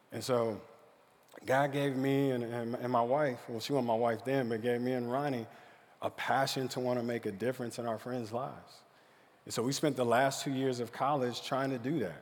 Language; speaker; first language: English; native; English